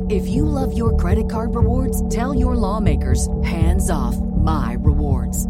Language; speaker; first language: English; non-native, fluent; Portuguese